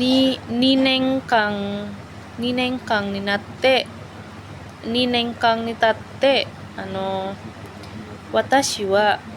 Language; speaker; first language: Japanese; non-native, learner; Indonesian